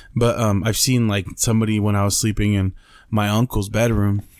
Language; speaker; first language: English; early bilingual, other home language; Spanish